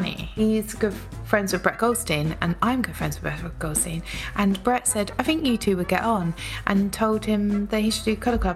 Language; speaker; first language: English; native; English